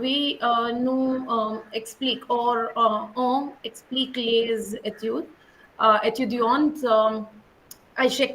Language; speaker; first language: French; non-native, learner; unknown